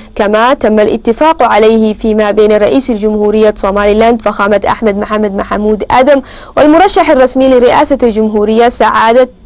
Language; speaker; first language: Arabic; non-native, local second language; Somali